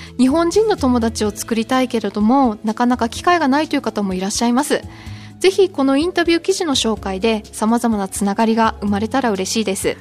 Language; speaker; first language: Japanese; native; Japanese